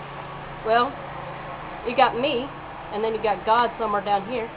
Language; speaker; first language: English; native; English